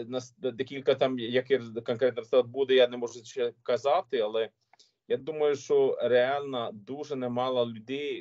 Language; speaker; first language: Ukrainian; non-native, learner; Swedish